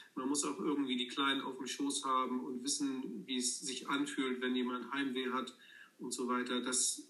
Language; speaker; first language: German; native; German